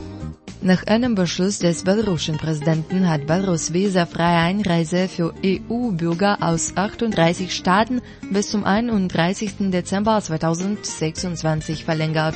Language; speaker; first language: German; non-native, fluent; Russian